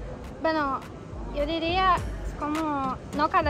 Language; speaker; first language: Spanish; non-native, learner; Ukrainian